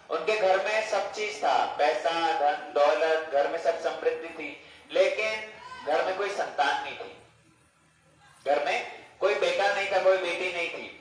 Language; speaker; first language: Hindi; non-native, fluent; English